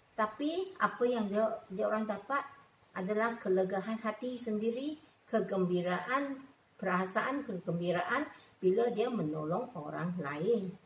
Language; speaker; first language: Malay; non-native, local second language; Chinese